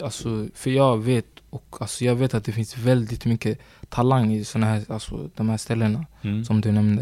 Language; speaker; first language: Swedish; early bilingual, other home language; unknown